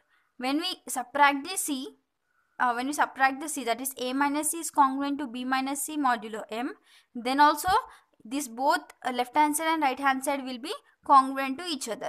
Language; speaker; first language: English; non-native, local second language; Telugu